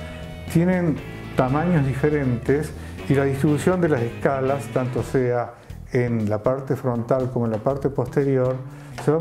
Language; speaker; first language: Spanish; native; Spanish